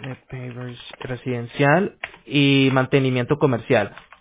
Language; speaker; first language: Spanish; native; Spanish